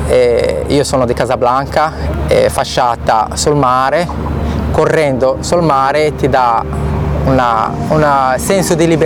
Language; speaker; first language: Italian; non-native, fluent; Arabic